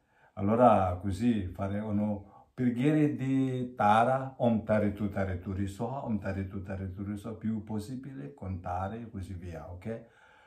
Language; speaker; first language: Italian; non-native, learner; Tibetan